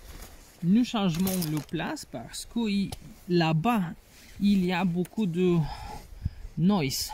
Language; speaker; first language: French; non-native, learner; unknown